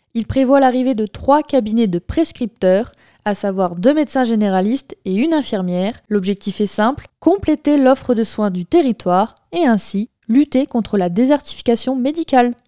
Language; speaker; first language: French; native; French